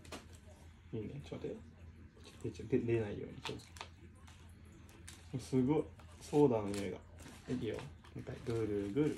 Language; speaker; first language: Japanese; native; Japanese